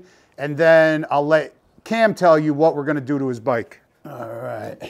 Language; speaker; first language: English; native; English